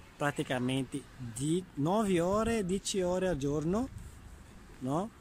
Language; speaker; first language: Italian; non-native, learner; Portuguese